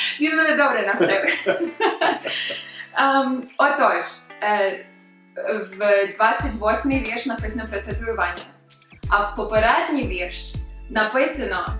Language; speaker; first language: Ukrainian; early bilingual, other home language; English